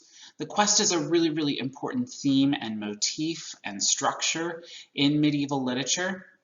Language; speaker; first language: English; native; English